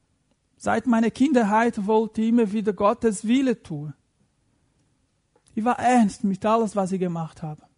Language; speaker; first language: German; non-native, fluent; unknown